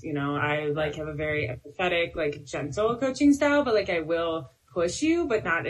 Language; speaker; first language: English; native; English